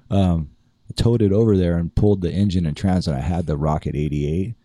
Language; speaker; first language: English; native; English